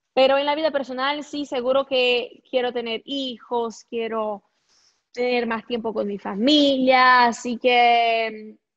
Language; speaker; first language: Spanish; non-native, fluent; Portuguese